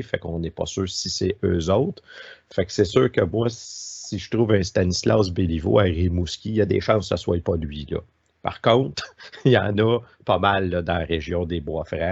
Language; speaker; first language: French; native; French